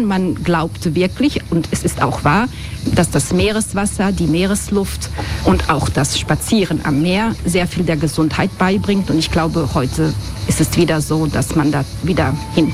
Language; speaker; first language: German; non-native, fluent; Croatian